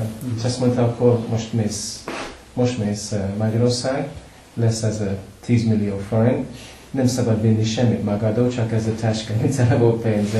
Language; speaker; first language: Hungarian; non-native, learner; English